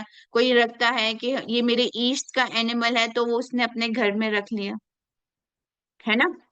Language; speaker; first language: Hindi; native; Hindi